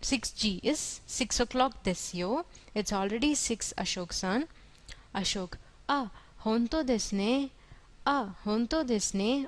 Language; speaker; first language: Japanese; non-native, fluent; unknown